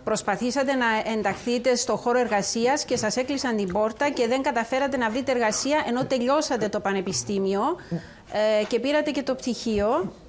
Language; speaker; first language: Greek; native; Greek